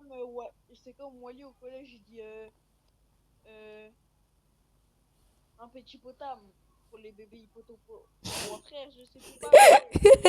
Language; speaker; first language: French; native; French